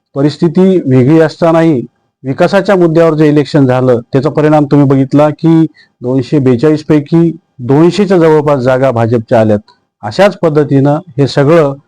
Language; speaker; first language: Marathi; native; Marathi